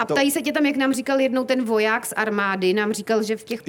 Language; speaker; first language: Czech; native; Czech